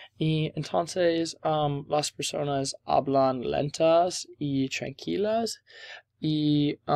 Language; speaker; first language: Spanish; non-native, learner; English